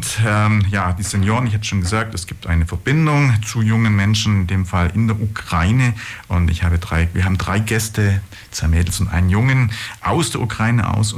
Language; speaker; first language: German; native; German